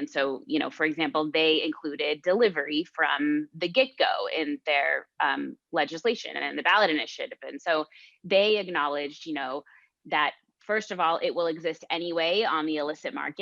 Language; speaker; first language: English; native; English